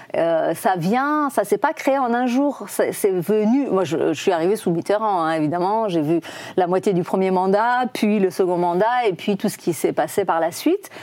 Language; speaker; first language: French; non-native, fluent; Persian